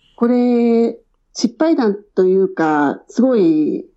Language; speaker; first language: Japanese; native; Japanese